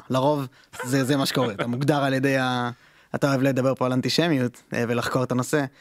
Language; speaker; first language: Hebrew; native; Hebrew